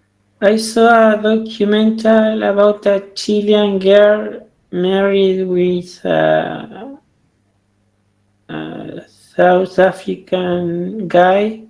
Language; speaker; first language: English; non-native, learner; Spanish